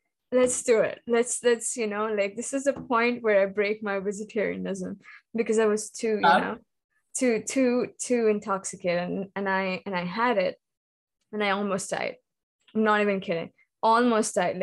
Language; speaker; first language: English; non-native, local second language; Hindi